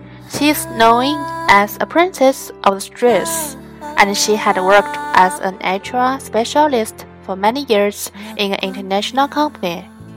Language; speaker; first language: English; non-native, learner; Chinese